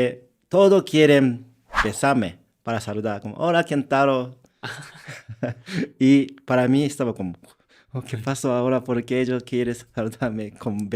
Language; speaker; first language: Spanish; non-native, learner; Japanese